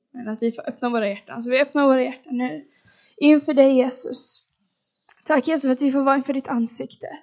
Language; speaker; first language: Swedish; native; Swedish